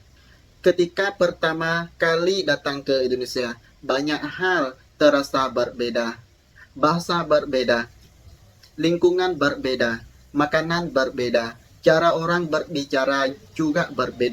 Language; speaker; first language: Indonesian; non-native, fluent; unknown